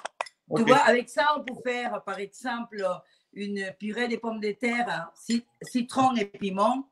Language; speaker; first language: French; non-native, fluent; Spanish